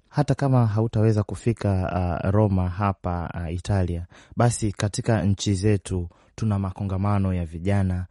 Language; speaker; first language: Swahili; native; Swahili